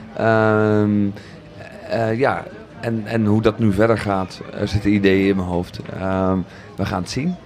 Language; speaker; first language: Dutch; native; Dutch